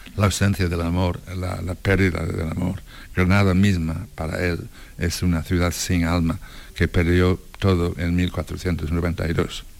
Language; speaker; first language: Spanish; non-native, fluent; English